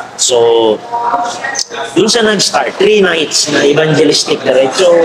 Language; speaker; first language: Filipino; native; Filipino